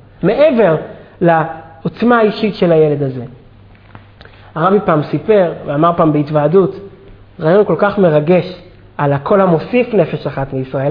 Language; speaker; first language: Hebrew; native; Hebrew